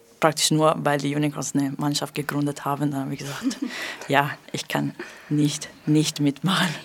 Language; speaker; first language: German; non-native, fluent; Italian